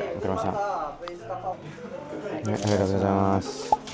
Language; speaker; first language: Japanese; non-native, learner; English